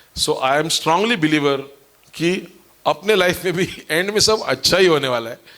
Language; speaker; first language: Hindi; non-native, local second language; Marathi